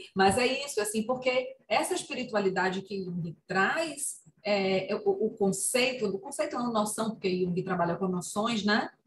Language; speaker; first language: Portuguese; native; Portuguese